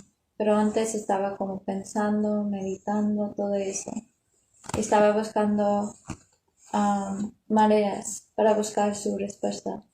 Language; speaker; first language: Spanish; non-native, learner; English